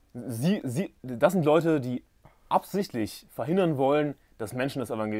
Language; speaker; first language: German; native; German